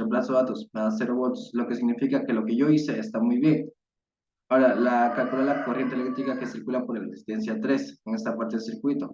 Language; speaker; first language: Spanish; native; Spanish